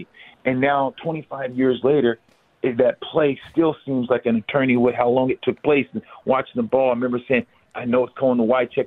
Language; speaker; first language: English; native; English